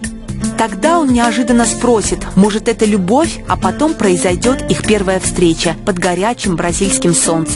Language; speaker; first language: Russian; native; Russian